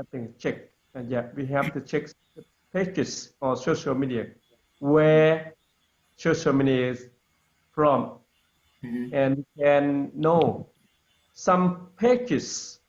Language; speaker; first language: English; non-native, learner; Lao